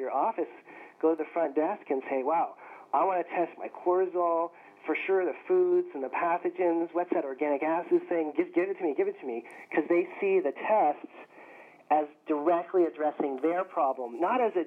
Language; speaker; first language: English; native; English